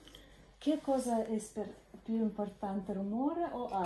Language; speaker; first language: Italian; non-native, learner; Russian